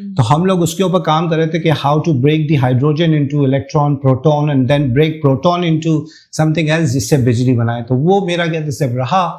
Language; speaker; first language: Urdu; native; Urdu